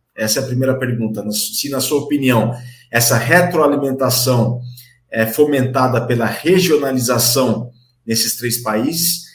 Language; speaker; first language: Portuguese; native; Portuguese